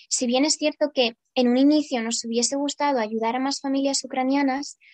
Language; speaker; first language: Spanish; non-native, fluent; Ukrainian